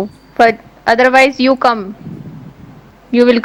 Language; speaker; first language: English; non-native, learner; Hindi